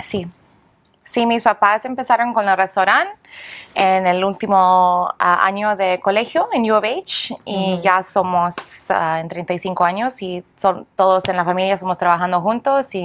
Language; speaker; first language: Spanish; early bilingual, heritage; English